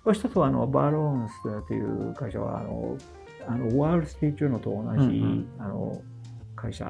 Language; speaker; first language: Japanese; non-native, fluent; English